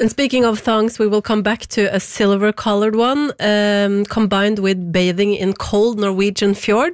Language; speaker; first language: English; non-native, fluent; Norwegian